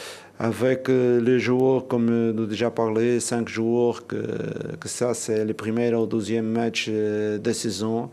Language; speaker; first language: French; non-native, learner; Portuguese